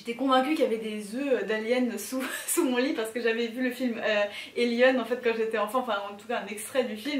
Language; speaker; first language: French; native; French